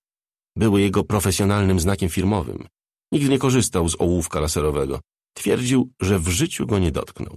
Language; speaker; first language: Polish; native; Polish